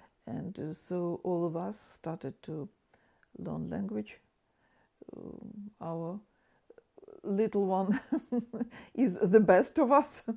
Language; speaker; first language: English; non-native, fluent; Ukrainian